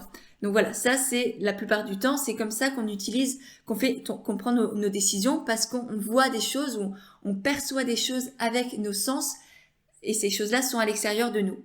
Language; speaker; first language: French; native; French